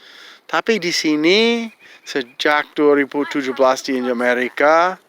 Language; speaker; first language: Indonesian; non-native, fluent; English